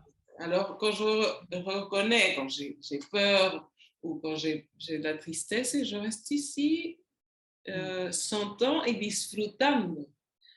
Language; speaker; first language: French; non-native, learner; Spanish